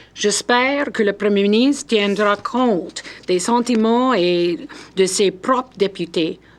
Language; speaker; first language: French; non-native, local second language; English